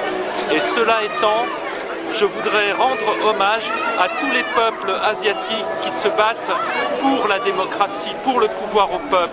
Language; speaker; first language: French; native; French